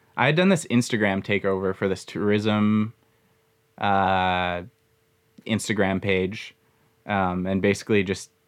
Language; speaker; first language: English; native; English